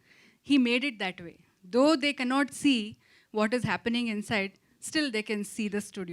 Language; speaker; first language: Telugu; non-native, local second language; Kannada